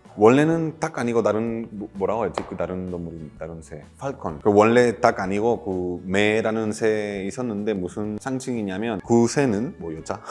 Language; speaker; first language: Korean; non-native, fluent; Spanish